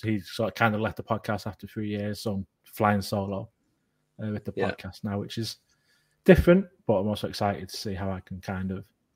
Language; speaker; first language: English; native; English